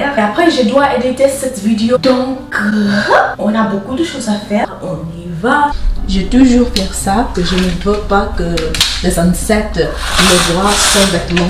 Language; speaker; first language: French; non-native, learner; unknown